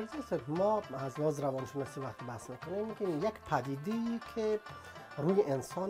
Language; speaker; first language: Persian; native; Persian